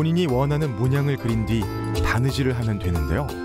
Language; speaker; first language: Korean; native; Korean